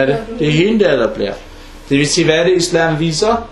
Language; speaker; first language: Danish; non-native, fluent; Arabic